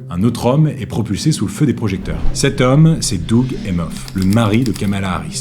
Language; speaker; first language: French; native; French